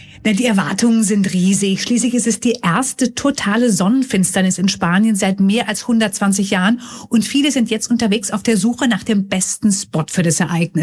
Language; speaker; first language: German; native; German